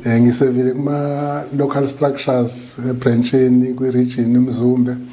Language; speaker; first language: Zulu; native; Zulu